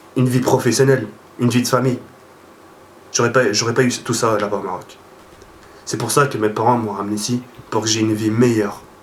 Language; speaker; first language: French; early bilingual, other home language; Arabic